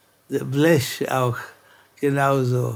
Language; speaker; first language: German; non-native, fluent; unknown